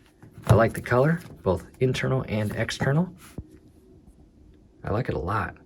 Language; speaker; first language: English; native; English